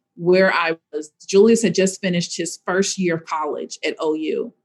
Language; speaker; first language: English; native; English